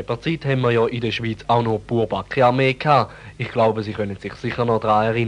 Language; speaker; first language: German; native; German